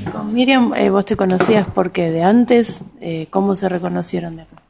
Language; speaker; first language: Spanish; native; Spanish